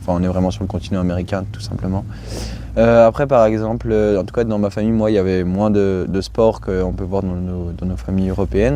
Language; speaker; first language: French; native; French